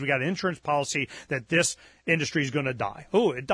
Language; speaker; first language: English; native; English